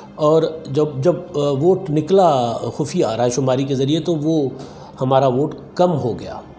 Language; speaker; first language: Urdu; non-native, local second language; Sindhi